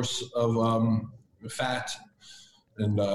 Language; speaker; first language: English; early bilingual, other home language; Latvian